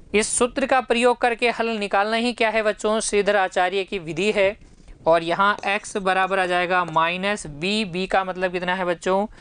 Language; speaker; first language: Hindi; native; Hindi